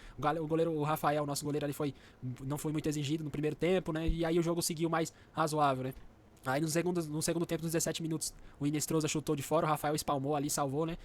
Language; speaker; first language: Portuguese; native; Portuguese